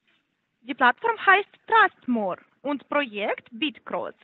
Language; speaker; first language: German; non-native, learner; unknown